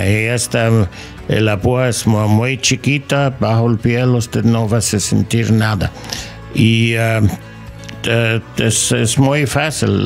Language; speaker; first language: Spanish; non-native, learner; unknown